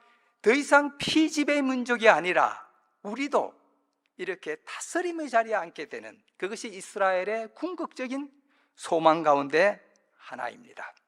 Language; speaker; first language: Korean; native; Korean